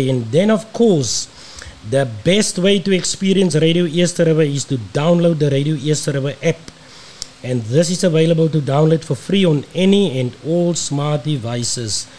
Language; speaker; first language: English; non-native, local second language; Afrikaans